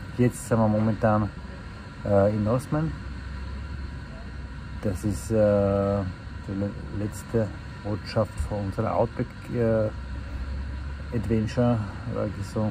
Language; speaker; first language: German; non-native, fluent; Slovak